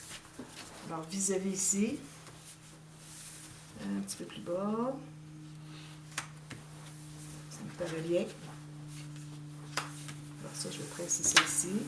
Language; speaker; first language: French; native; French